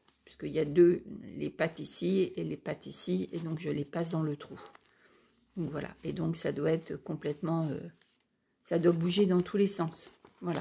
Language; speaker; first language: French; native; French